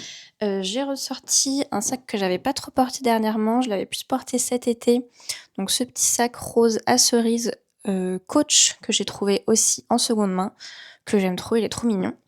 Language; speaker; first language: French; native; French